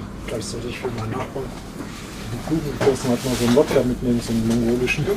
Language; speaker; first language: German; native; German